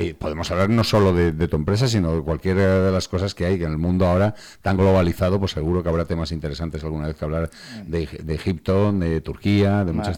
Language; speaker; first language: Spanish; native; Spanish